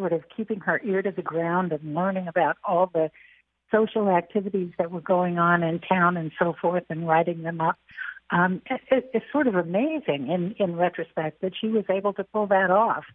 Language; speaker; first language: English; native; English